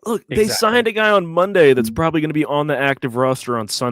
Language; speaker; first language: English; native; English